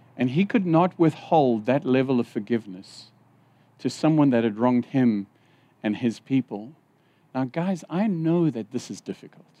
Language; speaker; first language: English; native; English